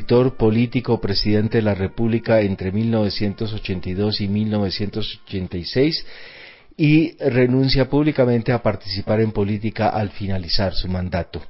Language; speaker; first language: Spanish; native; Spanish